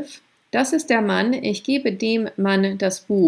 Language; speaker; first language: German; non-native, fluent; English